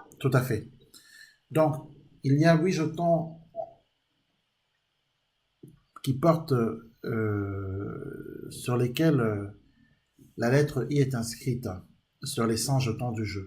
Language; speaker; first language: French; native; French